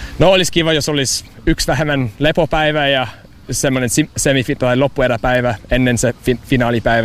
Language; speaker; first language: Finnish; non-native, fluent; English